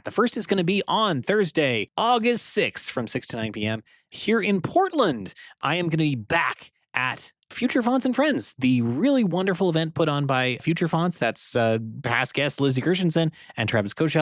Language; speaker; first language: English; native; English